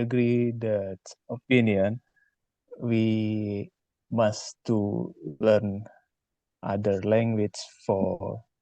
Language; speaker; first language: English; non-native, learner; Indonesian